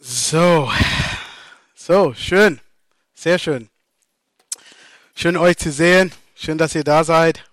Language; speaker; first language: German; non-native, fluent; English